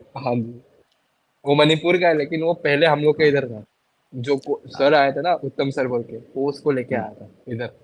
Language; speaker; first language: Hindi; non-native, local second language; Assamese